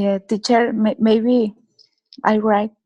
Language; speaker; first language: English; non-native, learner; Spanish